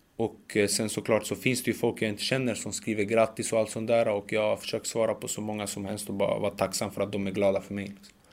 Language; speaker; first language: Swedish; early bilingual, other home language; Macedonian